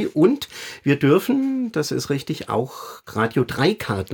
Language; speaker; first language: German; native; German